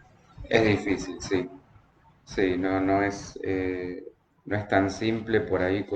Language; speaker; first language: Spanish; native; Spanish